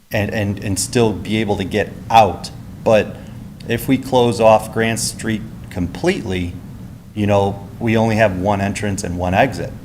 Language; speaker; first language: English; native; English